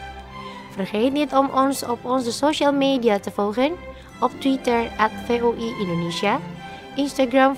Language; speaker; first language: Dutch; non-native, learner; Indonesian